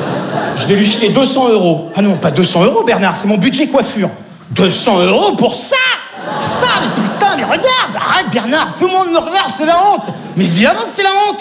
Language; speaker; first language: French; native; French